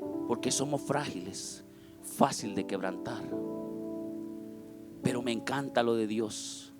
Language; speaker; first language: Spanish; native; Spanish